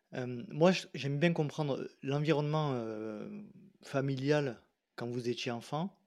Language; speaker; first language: French; native; French